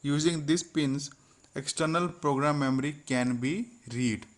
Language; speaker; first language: English; non-native, local second language; Punjabi